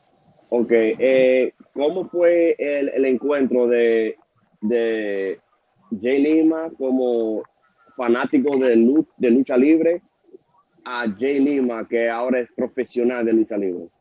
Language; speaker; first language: Spanish; early bilingual, heritage; Spanish